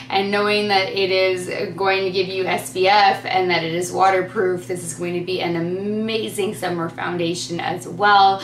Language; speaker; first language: English; native; English